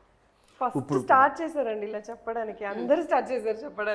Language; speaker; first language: Telugu; early bilingual, heritage; Telugu